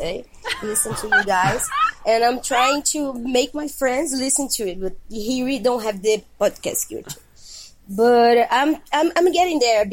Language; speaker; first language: English; non-native, fluent; Portuguese